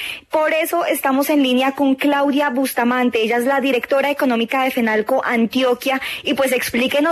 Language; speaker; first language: Spanish; native; Spanish